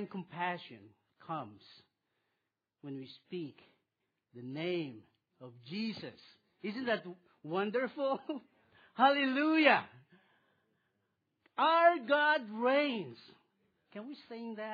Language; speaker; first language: English; non-native, local second language; Filipino